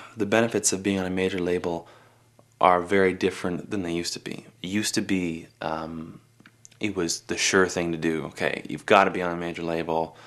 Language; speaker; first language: English; native; English